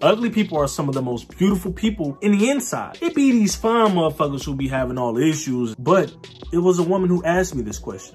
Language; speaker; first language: English; native; English